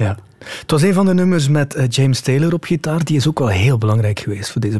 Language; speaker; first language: Dutch; native; Dutch